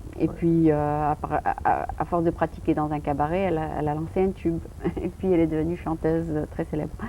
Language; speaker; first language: French; native; French